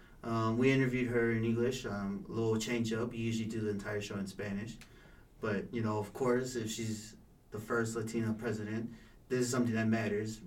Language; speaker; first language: English; early bilingual, other home language; Spanish